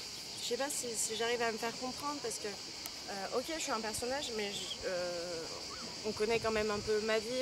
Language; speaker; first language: French; native; French